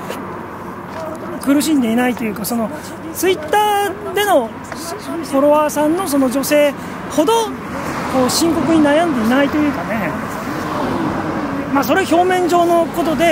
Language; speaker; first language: Japanese; native; Japanese